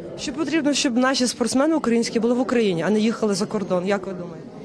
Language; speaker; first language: Ukrainian; native; Ukrainian